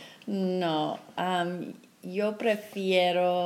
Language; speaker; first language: Spanish; non-native, fluent; English